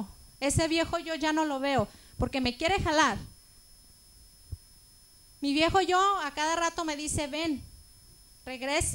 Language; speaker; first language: Spanish; native; Spanish